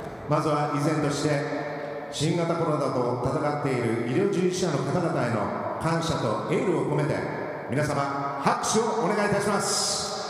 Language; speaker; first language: Japanese; native; Japanese